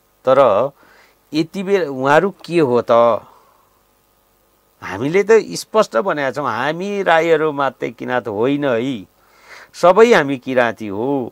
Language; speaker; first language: Nepali; native; Nepali